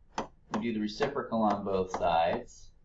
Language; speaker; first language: English; native; English